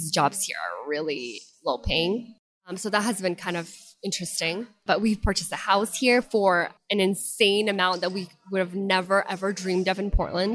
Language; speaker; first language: English; non-native, fluent; Russian